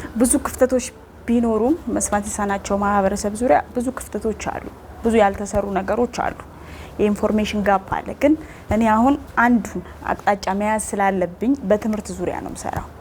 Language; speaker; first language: Amharic; native; Amharic